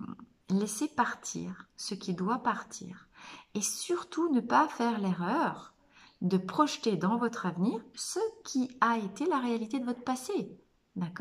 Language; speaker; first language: French; native; French